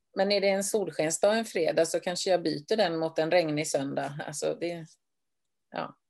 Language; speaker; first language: Swedish; native; Swedish